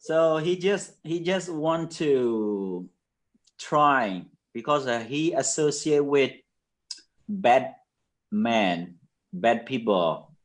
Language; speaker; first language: English; non-native, fluent; Mon